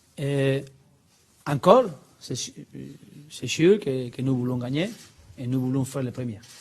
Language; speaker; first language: French; non-native, learner; Spanish